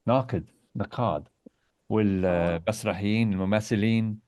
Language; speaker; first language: Arabic; non-native, learner; English